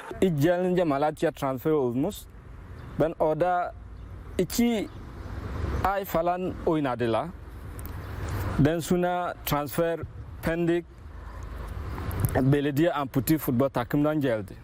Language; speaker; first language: Turkish; non-native, learner; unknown